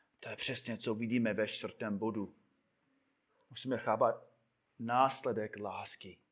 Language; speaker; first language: Czech; non-native, fluent; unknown